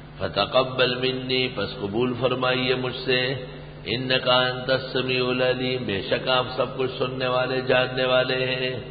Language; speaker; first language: Urdu; non-native, local second language; Pashto